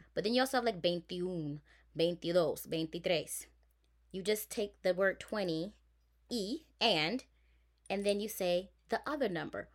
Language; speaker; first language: English; native; English